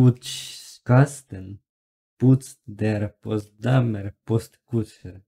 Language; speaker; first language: German; non-native, learner; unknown